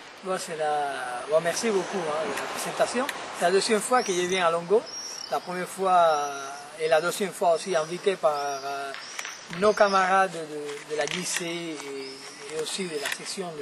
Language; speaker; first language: French; non-native, fluent; Spanish